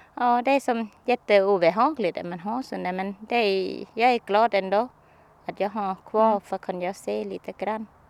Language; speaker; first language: Swedish; non-native, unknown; Thai